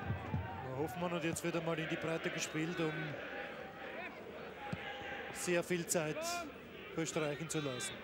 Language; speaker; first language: German; native; German